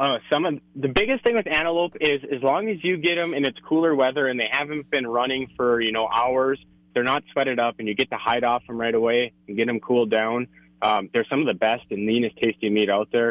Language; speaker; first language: English; native; English